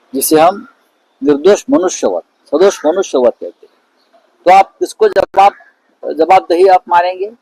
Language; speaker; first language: Hindi; non-native, local second language; Marathi